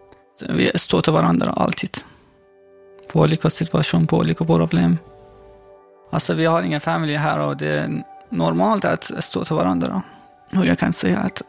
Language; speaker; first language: Swedish; non-native, learner; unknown